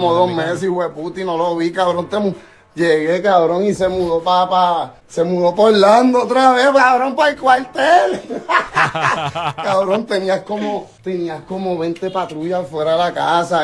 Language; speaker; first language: Spanish; native; Spanish